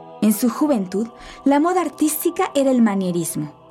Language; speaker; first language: Spanish; native; Spanish